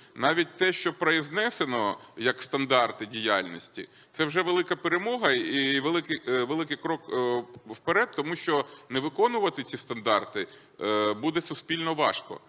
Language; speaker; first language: Ukrainian; non-native, local second language; Russian